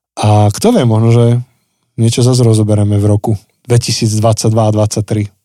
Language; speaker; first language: Slovak; native; Slovak